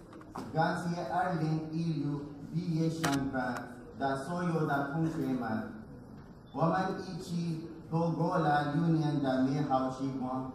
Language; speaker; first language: Chinese; non-native, learner; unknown